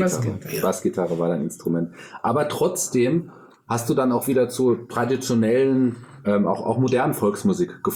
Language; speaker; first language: German; native; German